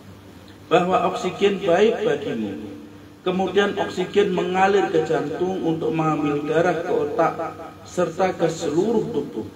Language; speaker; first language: Indonesian; native; Indonesian